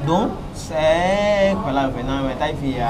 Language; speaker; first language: Vietnamese; non-native, learner; Portuguese